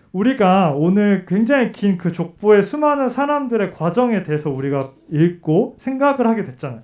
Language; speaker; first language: Korean; native; Korean